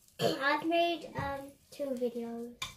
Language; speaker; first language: English; native; English